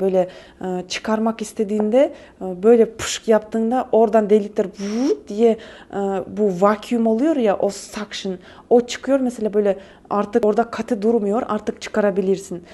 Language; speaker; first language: Turkish; non-native, fluent; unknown